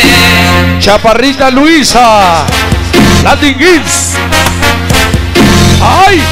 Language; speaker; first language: Spanish; native; Spanish